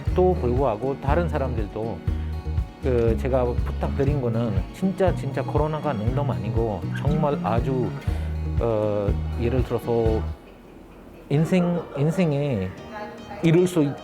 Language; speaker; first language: Korean; non-native, fluent; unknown